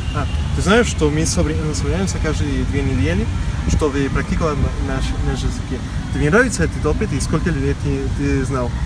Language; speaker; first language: Russian; non-native, learner; Spanish